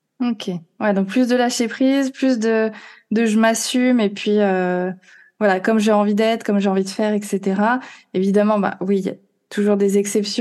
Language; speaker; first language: French; native; French